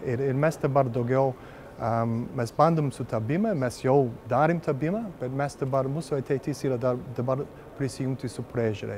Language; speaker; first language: Lithuanian; early bilingual, heritage; Lithuanian